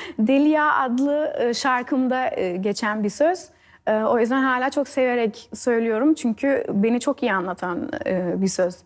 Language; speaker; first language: Turkish; early bilingual, heritage; Turkish